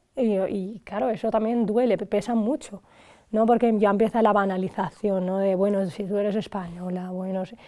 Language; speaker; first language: Spanish; early bilingual, other home language; Arabic